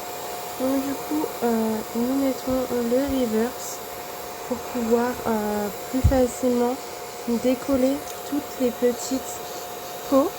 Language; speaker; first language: French; native; French